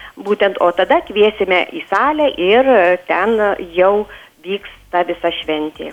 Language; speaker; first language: Lithuanian; native; Lithuanian